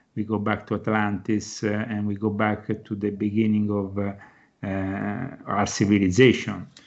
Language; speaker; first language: English; non-native, fluent; Italian